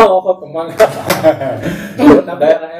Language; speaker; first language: Indonesian; native; Indonesian